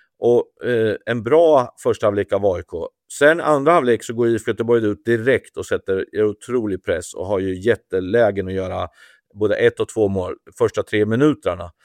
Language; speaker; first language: Swedish; native; Swedish